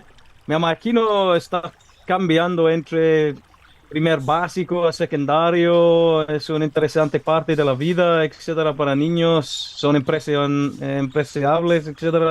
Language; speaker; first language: Spanish; non-native, learner; English